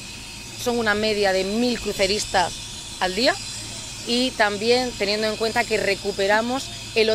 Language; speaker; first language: Spanish; native; Spanish